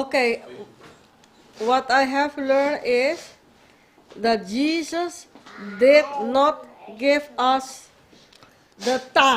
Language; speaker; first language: English; non-native, learner; Papiamento